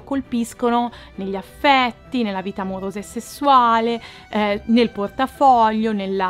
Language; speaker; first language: Italian; native; Italian